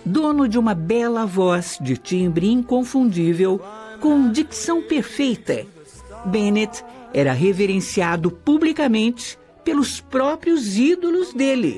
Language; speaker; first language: Portuguese; native; Portuguese